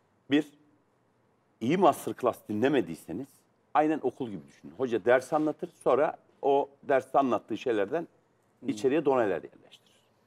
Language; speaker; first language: Turkish; native; Turkish